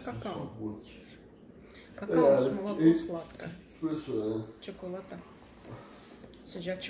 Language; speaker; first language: Russian; native; Russian